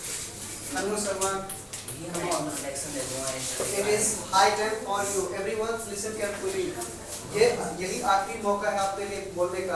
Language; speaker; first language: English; non-native, local second language; Hindi